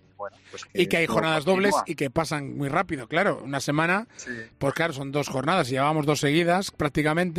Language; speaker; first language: Spanish; native; Spanish